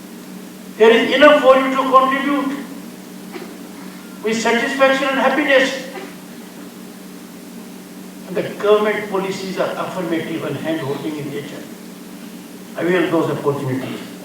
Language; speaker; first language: English; non-native, local second language; Hindi